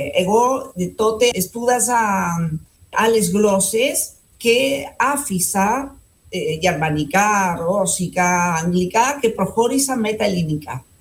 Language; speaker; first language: Greek; non-native, fluent; Spanish